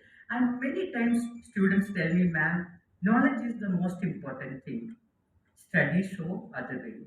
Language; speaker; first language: English; non-native, local second language; Malayalam